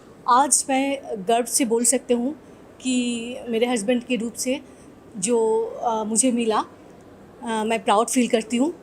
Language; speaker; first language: Hindi; non-native, local second language; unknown